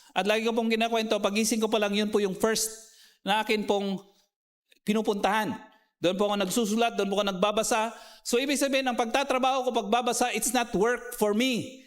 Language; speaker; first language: Filipino; non-native, local second language; Cebuano